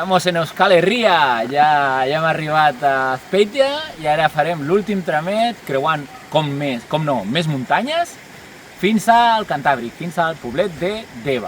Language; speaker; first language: Catalan; native; Catalan